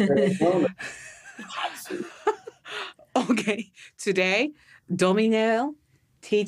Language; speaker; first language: English; non-native, learner; Japanese